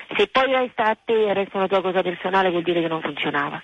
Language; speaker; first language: Italian; native; Italian